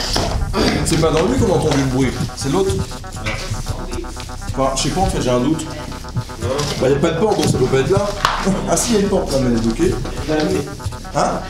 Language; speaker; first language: French; native; French